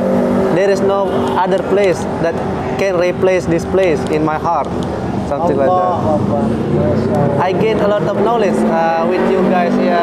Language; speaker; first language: English; non-native, fluent; Indonesian